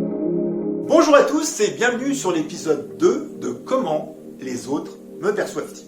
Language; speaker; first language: French; native; French